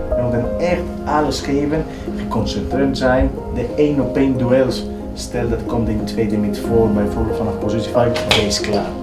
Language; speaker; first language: Dutch; non-native, fluent; Greek